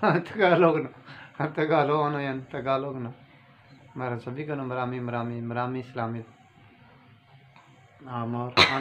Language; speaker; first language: Filipino; non-native, learner; Urdu